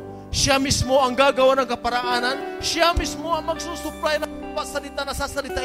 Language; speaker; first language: Filipino; native; Filipino